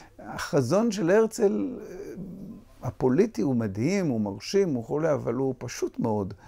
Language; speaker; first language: Hebrew; native; Hebrew